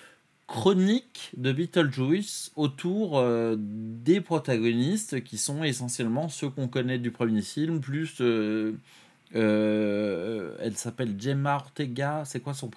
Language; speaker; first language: French; native; French